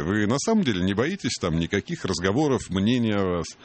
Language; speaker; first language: Russian; native; Russian